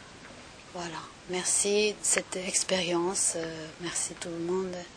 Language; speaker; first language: French; non-native, learner; Japanese